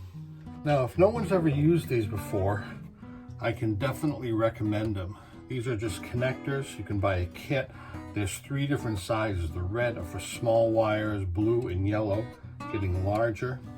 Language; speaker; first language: English; native; English